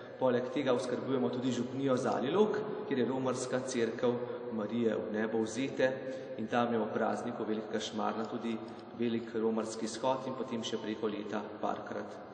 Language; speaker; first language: Slovenian; native; Slovenian